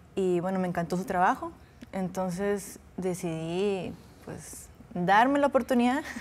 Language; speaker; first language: Spanish; native; Spanish